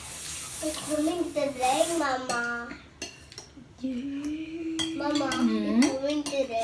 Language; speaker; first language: Swedish; early bilingual, other home language; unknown